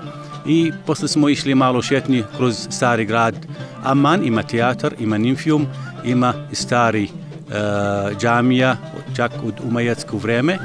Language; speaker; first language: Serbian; non-native, learner; Arabic